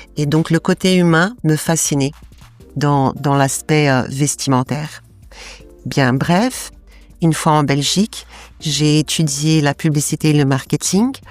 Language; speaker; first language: French; non-native, fluent; Portuguese